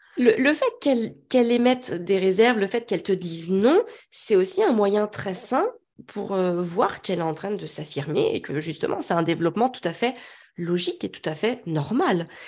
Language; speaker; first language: French; native; French